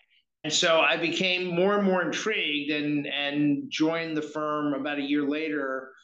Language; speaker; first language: English; native; English